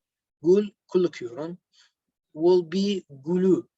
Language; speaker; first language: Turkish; non-native, learner; Arabic